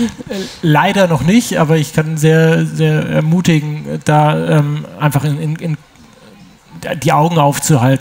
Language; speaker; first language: German; native; German